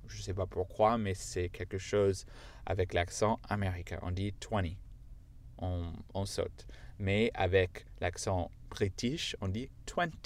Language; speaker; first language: French; non-native, fluent; English